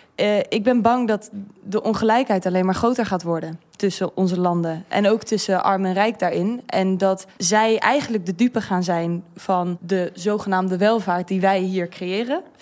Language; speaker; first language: Dutch; early bilingual, heritage; Dutch